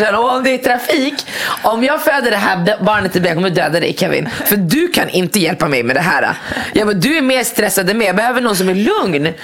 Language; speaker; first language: Swedish; early bilingual, other home language; Arabic